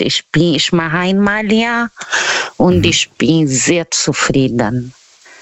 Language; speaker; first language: German; non-native, fluent; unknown